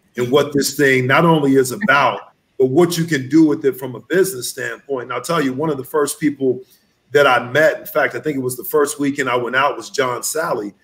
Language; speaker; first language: English; native; English